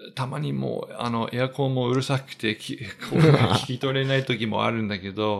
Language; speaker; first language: Japanese; non-native, fluent; English